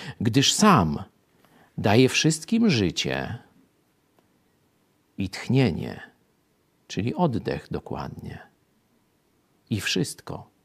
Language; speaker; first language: Polish; native; Polish